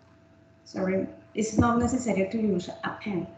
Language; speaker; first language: English; non-native, learner; Spanish